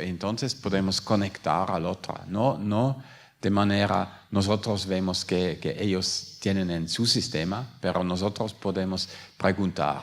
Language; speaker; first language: Spanish; non-native, fluent; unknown